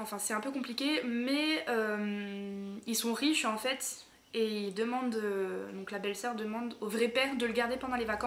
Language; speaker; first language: French; native; French